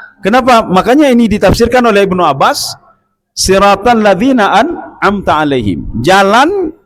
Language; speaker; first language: Malay; non-native, local second language; Achinese